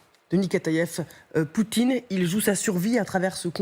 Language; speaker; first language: French; native; French